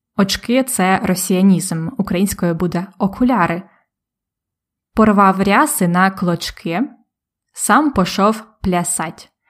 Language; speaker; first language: Ukrainian; native; Ukrainian